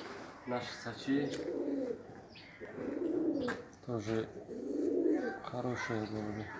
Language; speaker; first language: Russian; non-native, local second language; Tajik